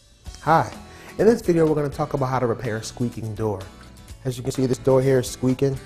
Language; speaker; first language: English; native; English